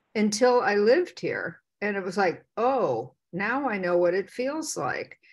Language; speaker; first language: English; native; English